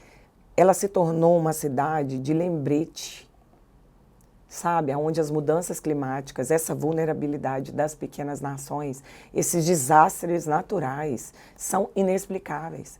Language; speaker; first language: Portuguese; native; Portuguese